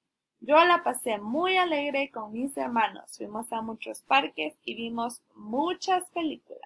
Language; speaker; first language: Spanish; early bilingual, heritage; Spanish